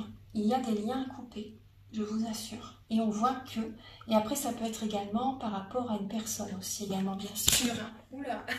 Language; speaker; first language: French; native; French